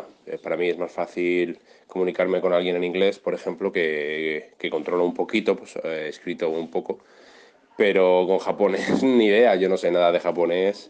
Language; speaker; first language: Spanish; native; Spanish